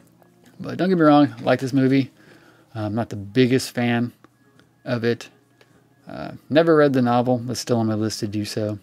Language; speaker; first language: English; native; English